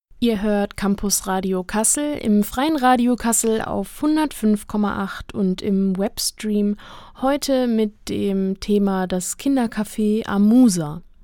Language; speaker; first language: German; native; German